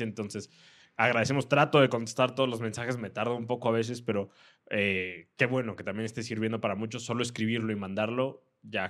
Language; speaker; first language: Spanish; native; Spanish